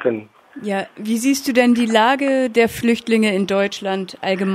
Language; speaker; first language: German; native; German